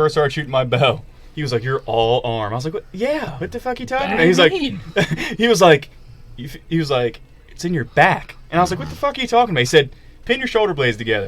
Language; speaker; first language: English; native; English